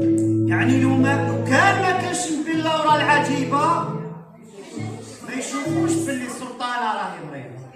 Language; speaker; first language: Arabic; native; Arabic